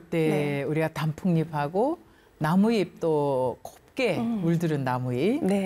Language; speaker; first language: Korean; native; Korean